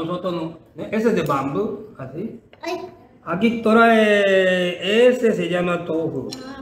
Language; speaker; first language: Spanish; non-native, learner; Japanese